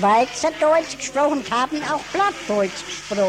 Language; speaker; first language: German; early bilingual, heritage; German